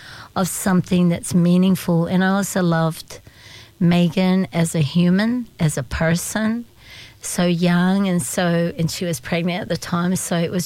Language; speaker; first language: English; early bilingual, other home language; Spanish